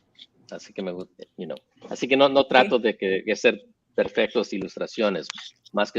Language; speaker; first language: Spanish; early bilingual, heritage; English